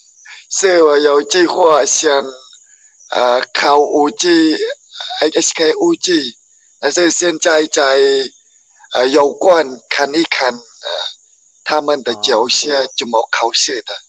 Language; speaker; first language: Chinese; non-native, learner; Khmer